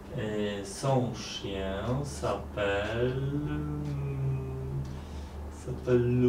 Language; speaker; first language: French; non-native, learner; Polish